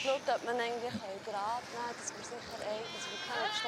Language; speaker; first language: German; native; German